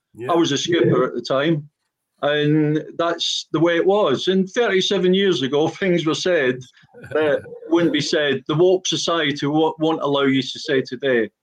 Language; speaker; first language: English; native; English